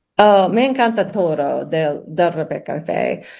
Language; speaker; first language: Spanish; non-native, learner; English